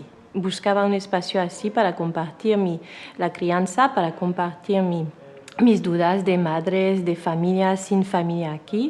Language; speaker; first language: Spanish; non-native, fluent; French